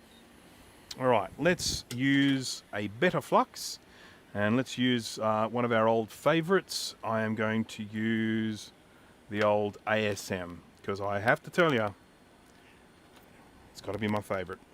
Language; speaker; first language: English; native; English